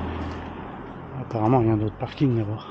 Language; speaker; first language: French; native; French